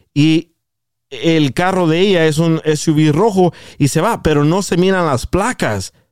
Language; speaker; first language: Spanish; native; Spanish